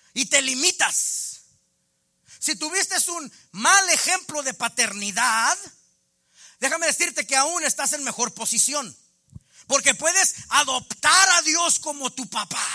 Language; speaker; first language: Spanish; native; Spanish